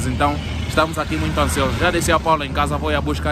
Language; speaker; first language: Portuguese; native; Portuguese